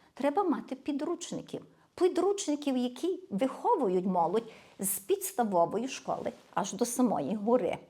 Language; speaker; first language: Ukrainian; early bilingual, heritage; Ukrainian